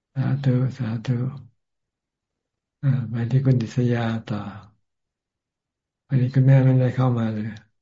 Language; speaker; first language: Thai; native; Thai